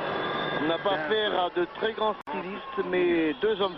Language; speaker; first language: French; native; French